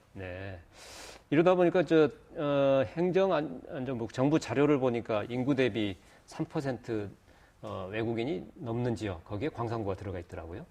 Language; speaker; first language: Korean; native; Korean